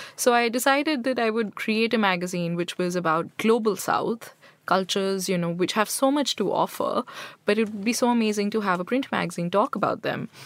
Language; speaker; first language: English; non-native, local second language; Hindi